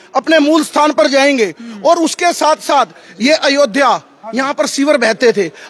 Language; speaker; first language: Hindi; native; Hindi